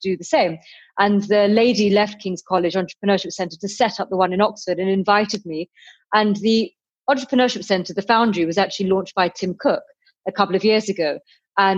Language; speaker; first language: English; native; English